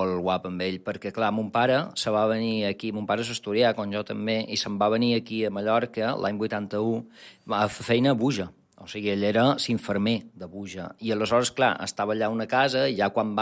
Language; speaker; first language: Catalan; non-native, local second language; Spanish